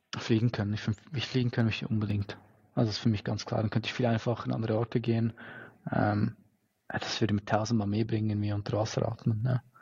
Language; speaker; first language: German; native; German